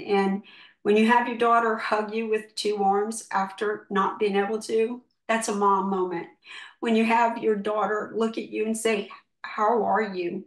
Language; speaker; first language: English; native; English